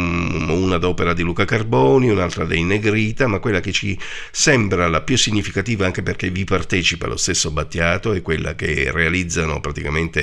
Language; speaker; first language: Italian; native; Italian